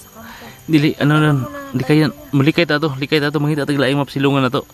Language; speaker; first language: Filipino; non-native, local second language; Cebuano